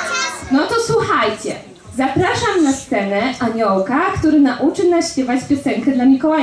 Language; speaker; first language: Polish; native; Polish